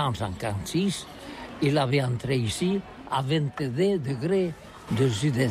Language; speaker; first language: French; non-native, learner; Catalan